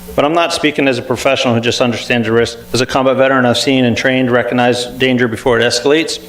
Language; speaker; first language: English; native; English